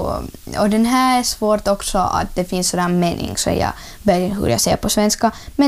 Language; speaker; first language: Swedish; non-native, learner; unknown